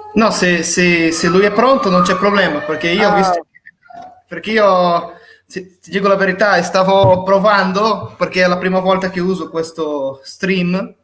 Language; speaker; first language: Italian; non-native, fluent; Portuguese